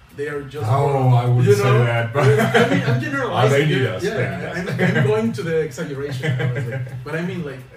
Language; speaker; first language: English; non-native, fluent; Spanish